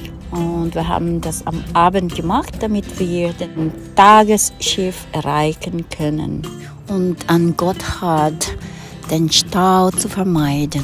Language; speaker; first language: German; non-native, fluent; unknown